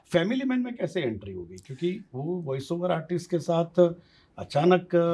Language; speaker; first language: Hindi; non-native, local second language; Gujarati